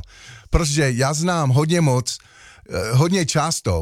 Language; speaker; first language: Czech; non-native, learner; English